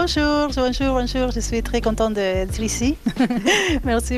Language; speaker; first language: French; non-native, learner; Spanish